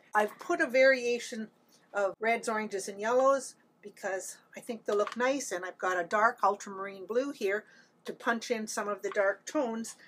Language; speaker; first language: English; native; English